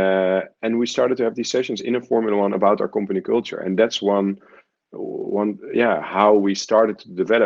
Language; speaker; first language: English; non-native, fluent; Dutch